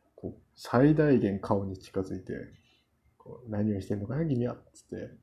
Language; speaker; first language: Japanese; non-native, fluent; Korean